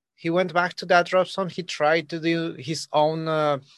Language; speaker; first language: English; non-native, learner; Spanish